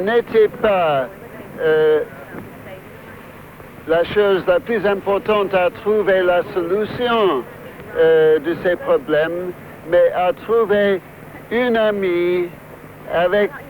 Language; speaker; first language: French; non-native, fluent; English